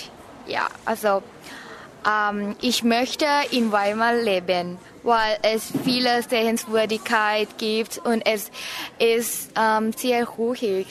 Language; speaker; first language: German; non-native, learner; Thai